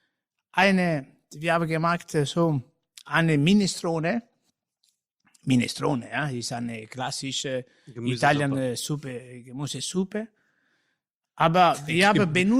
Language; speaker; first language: German; non-native, learner; Italian